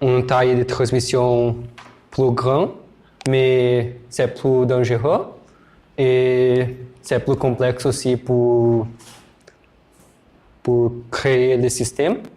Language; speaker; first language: French; non-native, learner; Portuguese